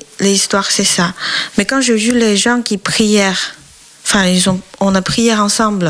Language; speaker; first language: French; non-native, learner; Chinese